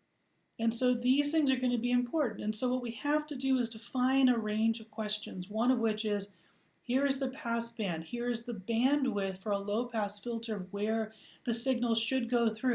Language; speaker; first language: English; native; English